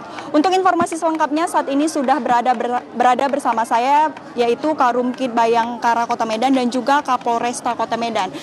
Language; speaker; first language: Indonesian; native; Indonesian